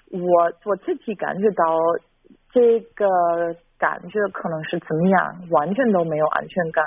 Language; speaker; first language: Chinese; non-native, fluent; German